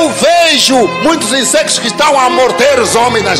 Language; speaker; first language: Portuguese; native; Portuguese